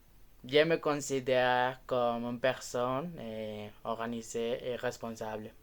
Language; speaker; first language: French; non-native, learner; Spanish